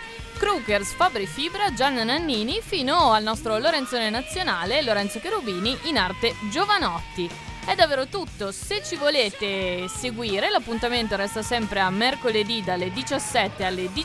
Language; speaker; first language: Italian; native; Italian